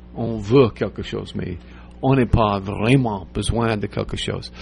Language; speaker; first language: French; non-native, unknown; English